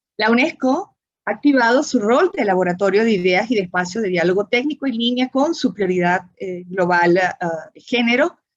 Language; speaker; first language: Spanish; native; Spanish